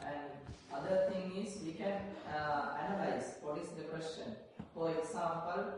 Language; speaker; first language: English; non-native, learner; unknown